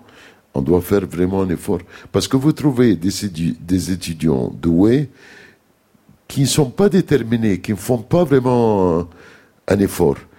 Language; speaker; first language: French; non-native, fluent; Arabic